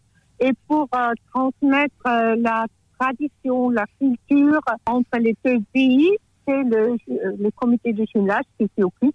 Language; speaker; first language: French; non-native, fluent; German